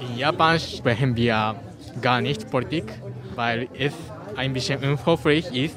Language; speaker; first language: German; non-native, learner; Japanese